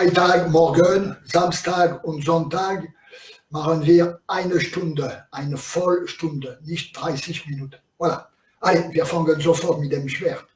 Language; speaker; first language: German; non-native, learner; French